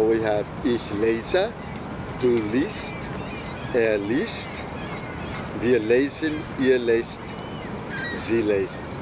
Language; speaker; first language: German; non-native, fluent; English